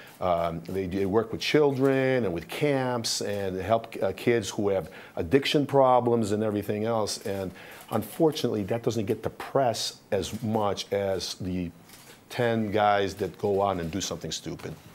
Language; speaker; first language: English; early bilingual, other home language; Russian